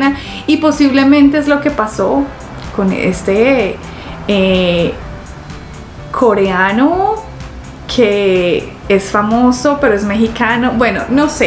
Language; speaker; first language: Spanish; native; Spanish